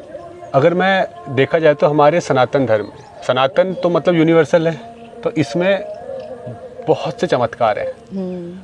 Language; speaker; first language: Hindi; native; Hindi